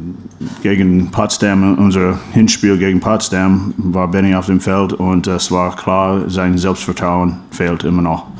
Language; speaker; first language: German; non-native, fluent; English